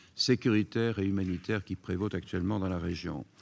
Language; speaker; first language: French; native; French